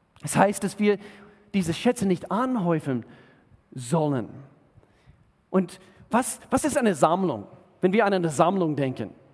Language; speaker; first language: German; non-native, fluent; English